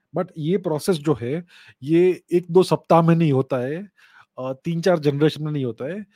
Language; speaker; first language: Hindi; non-native, local second language; Gujarati